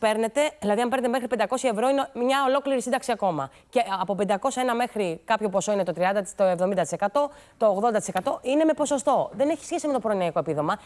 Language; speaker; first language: Greek; native; Greek